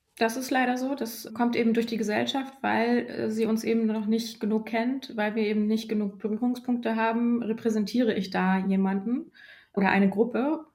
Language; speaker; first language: German; early bilingual, other home language; Polish